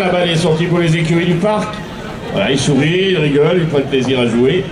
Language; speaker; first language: French; native; French